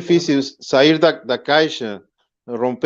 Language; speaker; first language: Portuguese; non-native, fluent; Spanish